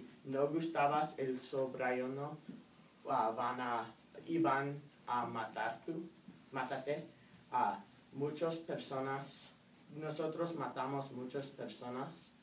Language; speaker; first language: Spanish; non-native, learner; English